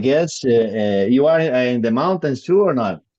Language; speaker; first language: English; non-native, learner; Portuguese